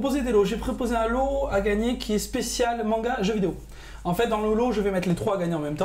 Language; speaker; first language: French; native; French